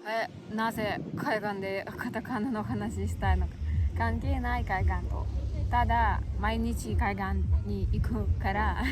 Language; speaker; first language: Japanese; non-native, learner; Russian